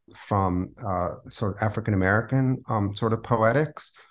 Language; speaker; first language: English; early bilingual, other home language; Spanish